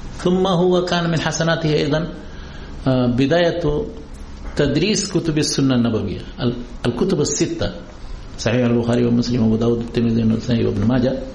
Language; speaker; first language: Arabic; non-native, fluent; Urdu